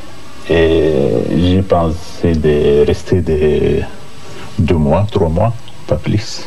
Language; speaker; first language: French; non-native, fluent; Arabic